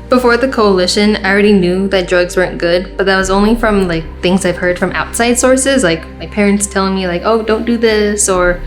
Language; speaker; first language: English; native; English